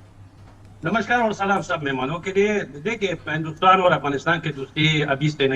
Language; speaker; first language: Hindi; non-native, learner; Pashto